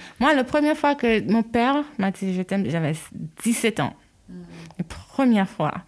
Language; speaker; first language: French; non-native, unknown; Haitian Creole